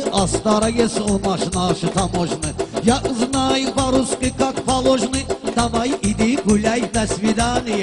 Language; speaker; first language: Russian; non-native, learner; Talysh